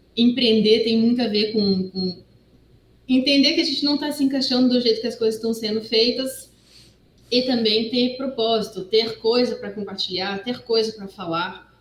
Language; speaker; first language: Portuguese; non-native, fluent; French